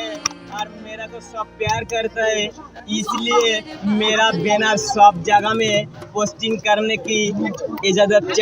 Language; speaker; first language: Hindi; non-native, local second language; Bangla